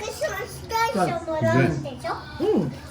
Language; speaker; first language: Japanese; early bilingual, heritage; Japanese